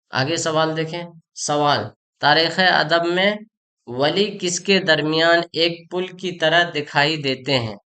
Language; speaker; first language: Urdu; native; Urdu